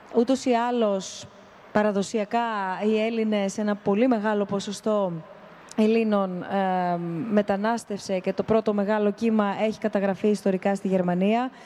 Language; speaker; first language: Greek; native; Greek